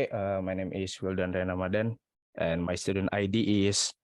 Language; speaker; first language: English; non-native, learner; Indonesian